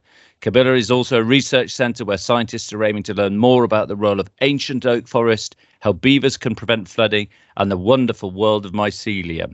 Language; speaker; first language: English; native; English